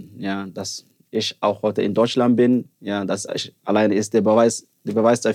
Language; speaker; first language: German; non-native, learner; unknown